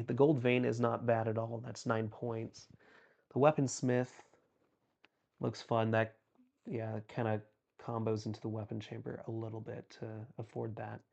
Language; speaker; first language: English; native; English